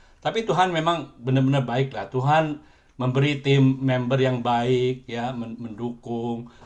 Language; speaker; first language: Indonesian; native; Indonesian